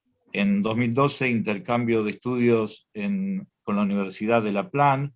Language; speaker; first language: Spanish; native; Spanish